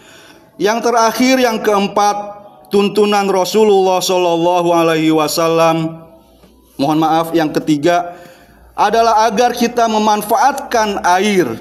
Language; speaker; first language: Indonesian; native; Indonesian